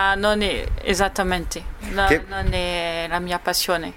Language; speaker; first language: Italian; non-native, learner; French